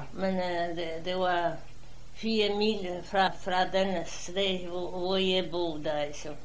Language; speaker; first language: Danish; non-native, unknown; Polish